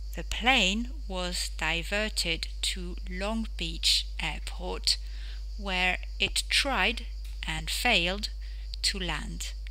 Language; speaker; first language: English; non-native, fluent; French